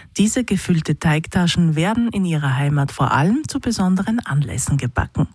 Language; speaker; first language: German; native; German